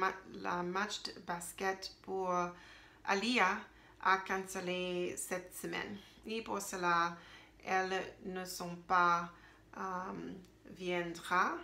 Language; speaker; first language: French; non-native, learner; English